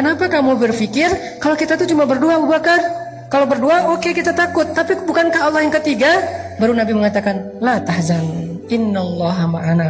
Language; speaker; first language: Indonesian; native; Indonesian